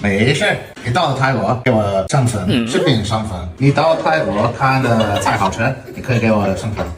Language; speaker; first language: Chinese; non-native, learner; English